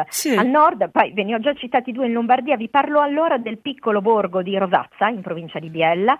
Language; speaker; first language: Italian; native; Italian